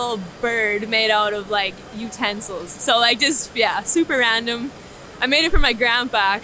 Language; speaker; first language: English; native; English